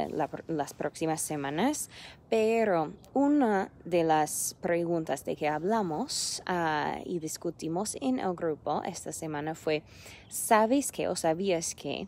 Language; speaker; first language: Spanish; non-native, fluent; English